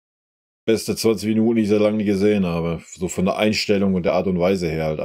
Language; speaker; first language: German; native; German